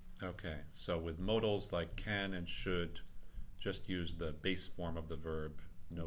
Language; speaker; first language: English; native; English